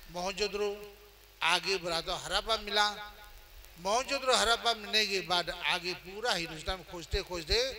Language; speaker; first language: Hindi; non-native, fluent; Burmese